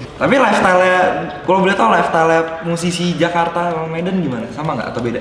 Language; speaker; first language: Indonesian; native; Indonesian